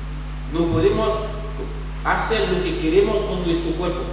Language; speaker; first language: Spanish; non-native, fluent; French